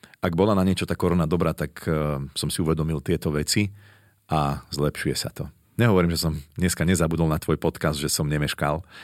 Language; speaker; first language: Slovak; native; Slovak